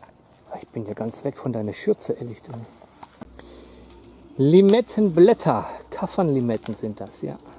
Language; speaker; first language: German; native; German